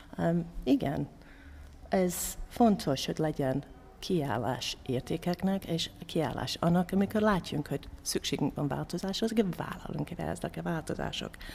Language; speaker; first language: Hungarian; non-native, fluent; English